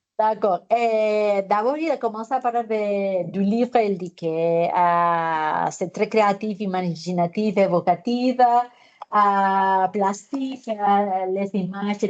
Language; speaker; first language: French; non-native, fluent; Spanish